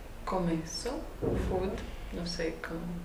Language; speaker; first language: Portuguese; non-native, learner; Lithuanian